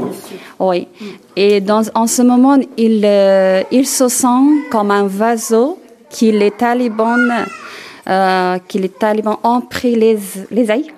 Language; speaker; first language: French; non-native, learner; Persian